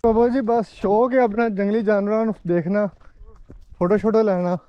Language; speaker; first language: Urdu; non-native, local second language; Punjabi